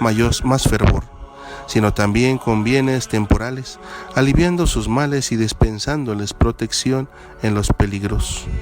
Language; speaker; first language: Spanish; native; Spanish